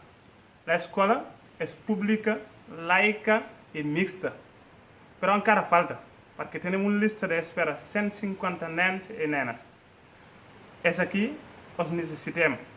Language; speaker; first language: Catalan; non-native, fluent; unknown